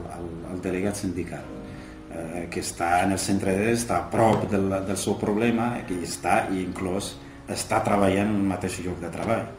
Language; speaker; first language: Catalan; non-native, fluent; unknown